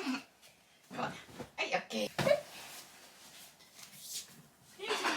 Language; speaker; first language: Japanese; native; Japanese